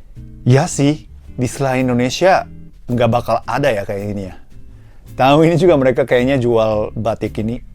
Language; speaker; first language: Indonesian; non-native, fluent; Japanese